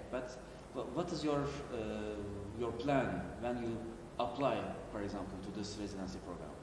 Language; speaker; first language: English; non-native, learner; Turkish